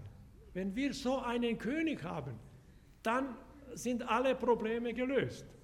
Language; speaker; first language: German; non-native, fluent; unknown